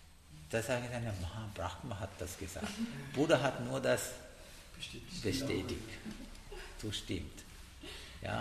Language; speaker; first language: German; non-native, learner; Sinhala